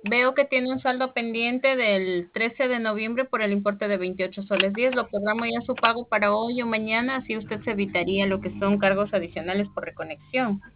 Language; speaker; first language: Spanish; native; Spanish